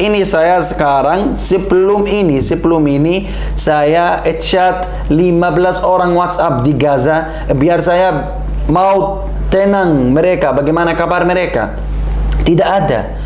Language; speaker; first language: Indonesian; non-native, learner; Arabic